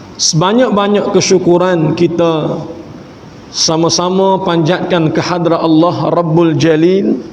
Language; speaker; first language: Malay; native; Malay